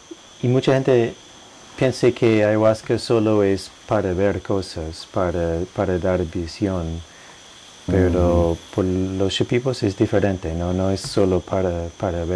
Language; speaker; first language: Spanish; non-native, fluent; English